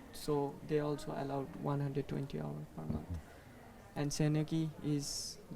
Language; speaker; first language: English; non-native, fluent; Bangla